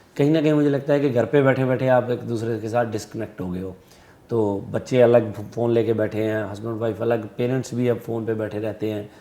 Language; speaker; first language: Hindi; non-native, local second language; Punjabi